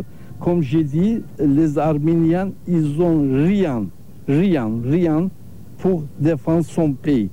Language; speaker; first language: French; non-native, learner; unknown